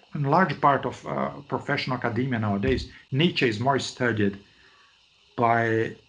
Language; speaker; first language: English; non-native, fluent; Portuguese